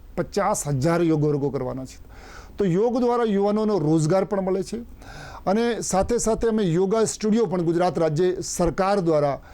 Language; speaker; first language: Gujarati; non-native, local second language; Hindi